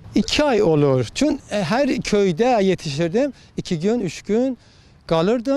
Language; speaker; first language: Turkish; non-native, learner; Azerbaijani